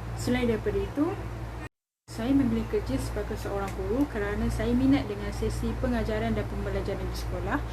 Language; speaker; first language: Malay; native; Malay